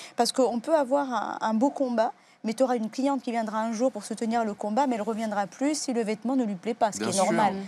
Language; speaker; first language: French; native; French